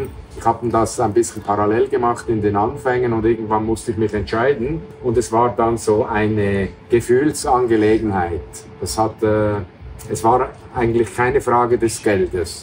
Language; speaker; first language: German; native; German